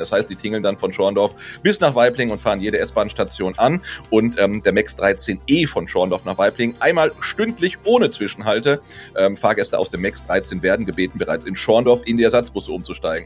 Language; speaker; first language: German; native; German